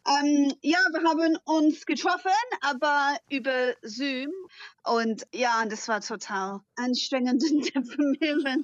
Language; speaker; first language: German; non-native, fluent; English